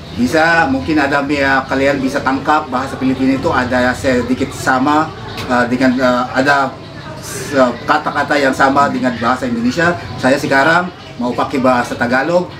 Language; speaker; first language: Indonesian; non-native, fluent; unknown